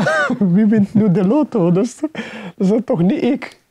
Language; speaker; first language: Dutch; non-native, fluent; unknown